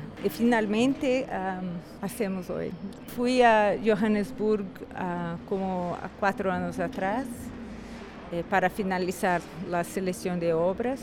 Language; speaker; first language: Spanish; non-native, fluent; Portuguese